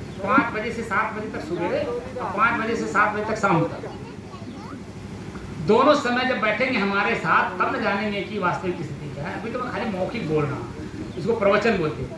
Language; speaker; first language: Hindi; native; Hindi